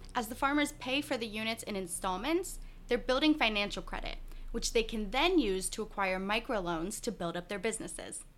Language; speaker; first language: English; native; English